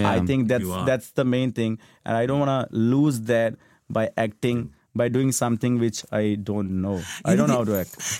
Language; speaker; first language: English; non-native, local second language; Punjabi